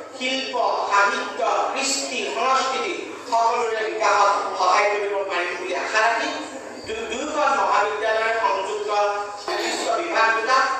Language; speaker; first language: Assamese; native; Assamese